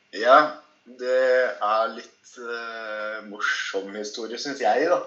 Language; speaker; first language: Norwegian; native; Norwegian